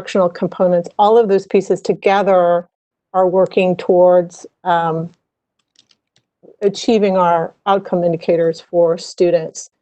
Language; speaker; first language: English; native; English